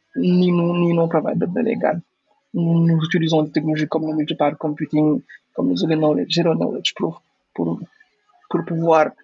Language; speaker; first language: French; non-native, local second language; Wolof